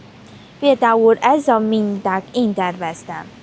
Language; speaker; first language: Hungarian; non-native, learner; Chinese